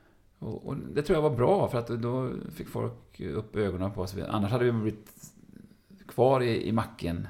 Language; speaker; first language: Swedish; native; Swedish